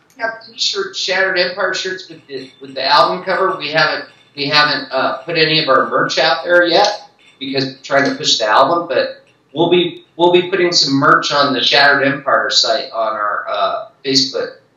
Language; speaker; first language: English; native; English